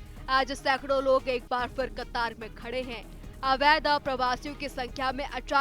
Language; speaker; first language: Hindi; native; Hindi